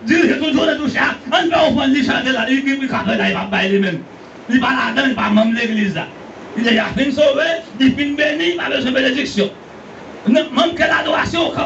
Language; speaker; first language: French; non-native, learner; Haitian Creole